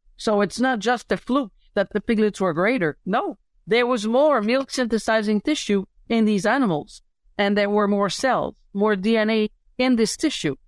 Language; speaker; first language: English; native; English